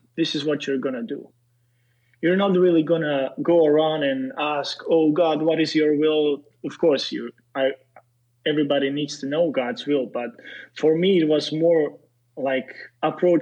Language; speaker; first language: English; non-native, fluent; Serbian